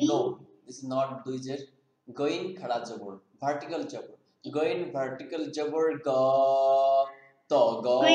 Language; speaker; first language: English; non-native, fluent; Bangla